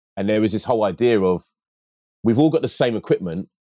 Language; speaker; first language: English; early bilingual, other home language; Akan